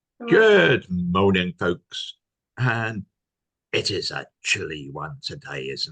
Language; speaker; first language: English; native; English